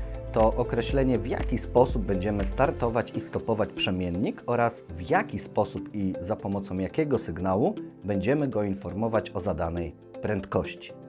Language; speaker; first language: Polish; native; Polish